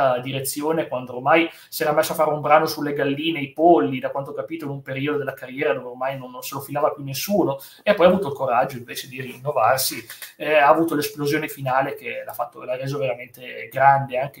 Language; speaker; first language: Italian; native; Italian